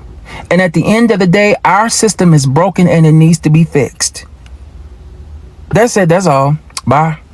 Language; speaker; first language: English; native; English